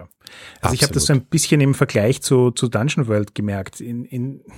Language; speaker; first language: German; native; German